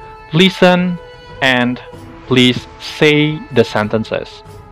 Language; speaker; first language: English; non-native, fluent; Indonesian